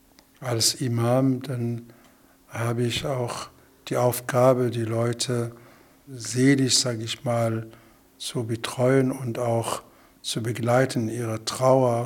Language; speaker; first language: German; non-native, fluent; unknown